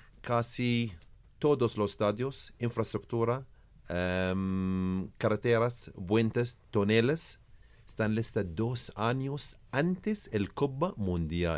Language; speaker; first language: Spanish; non-native, learner; Arabic